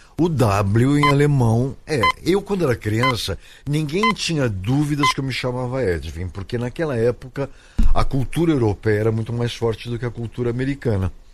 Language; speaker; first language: Portuguese; native; Portuguese